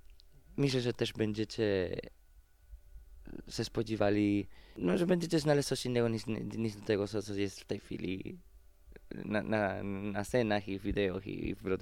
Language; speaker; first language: Polish; non-native, fluent; Spanish